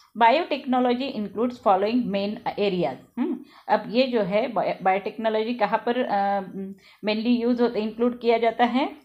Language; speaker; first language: Hindi; non-native, local second language; Marathi